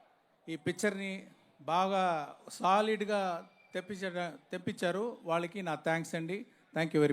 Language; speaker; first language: Telugu; non-native, learner; Tamil